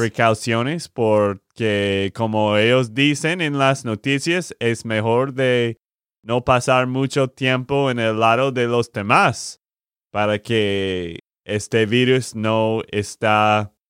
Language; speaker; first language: Spanish; non-native, learner; English